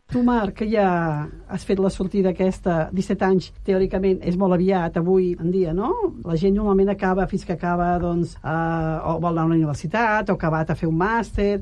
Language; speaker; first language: Catalan; native; Catalan